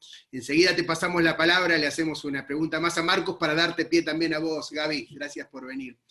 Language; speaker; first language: Spanish; native; Spanish